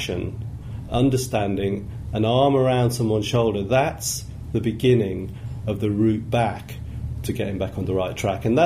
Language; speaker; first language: English; native; English